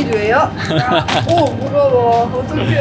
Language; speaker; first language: Korean; non-native, learner; Persian